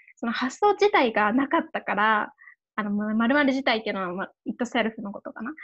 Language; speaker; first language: Japanese; native; Japanese